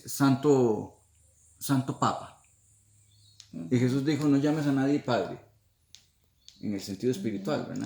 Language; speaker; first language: Spanish; native; Spanish